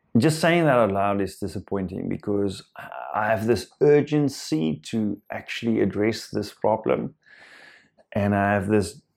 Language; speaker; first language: English; non-native, local second language; Afrikaans